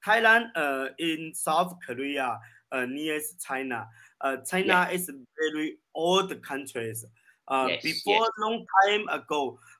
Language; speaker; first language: English; non-native, learner; Chinese